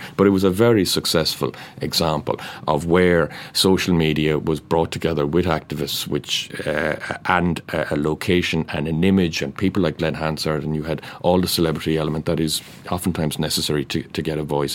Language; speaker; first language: English; native; English